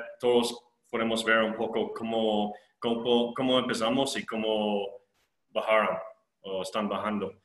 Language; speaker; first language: Spanish; non-native, fluent; English